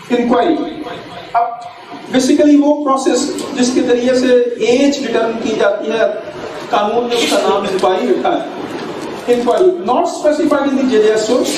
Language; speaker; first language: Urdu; non-native, local second language; Punjabi